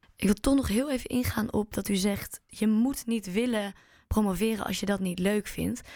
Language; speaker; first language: Dutch; native; Dutch